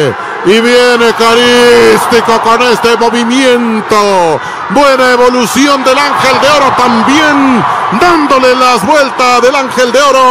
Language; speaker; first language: Spanish; native; Spanish